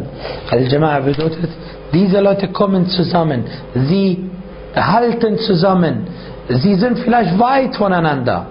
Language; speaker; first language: German; non-native, fluent; Arabic